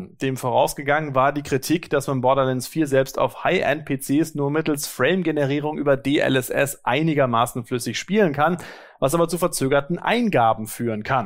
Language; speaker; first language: German; native; German